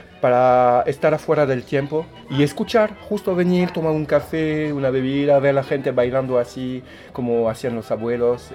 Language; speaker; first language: Spanish; non-native, fluent; French